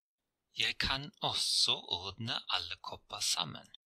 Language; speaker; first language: Norwegian; non-native, fluent; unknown